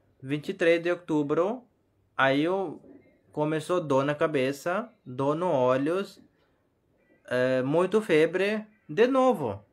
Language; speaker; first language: Portuguese; non-native, learner; Hindi